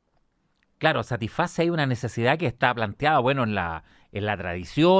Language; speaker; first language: Spanish; native; Spanish